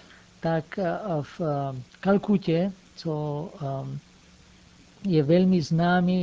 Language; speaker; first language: Czech; non-native, fluent; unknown